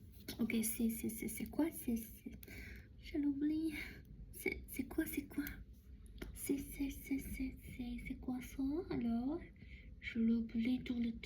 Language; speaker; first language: French; non-native, learner; Chinese